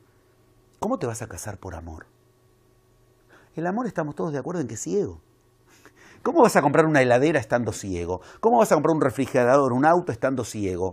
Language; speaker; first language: Spanish; native; Spanish